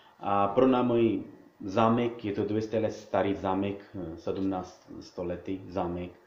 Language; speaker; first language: Czech; non-native, learner; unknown